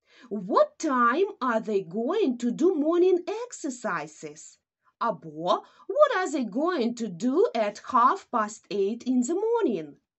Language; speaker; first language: English; non-native, fluent; Ukrainian